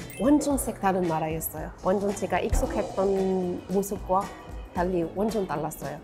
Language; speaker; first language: Korean; non-native, fluent; Arabic